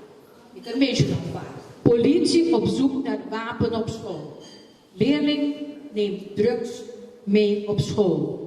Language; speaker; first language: Dutch; non-native, local second language; Papiamento